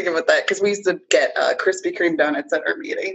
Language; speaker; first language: English; native; English